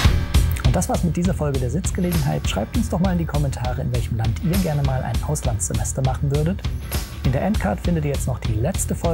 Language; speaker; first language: German; native; German